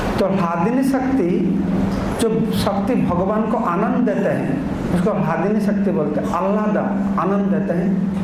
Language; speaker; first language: Hindi; non-native, local second language; Odia